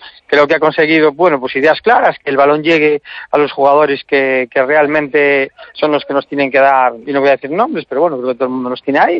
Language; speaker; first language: Spanish; native; Spanish